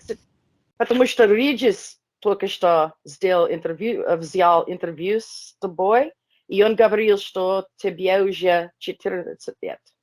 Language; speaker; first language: Russian; non-native, learner; English